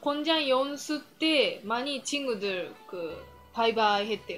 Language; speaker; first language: Korean; non-native, fluent; Japanese